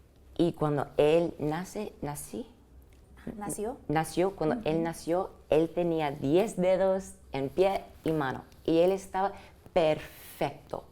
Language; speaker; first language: Spanish; early bilingual, heritage; English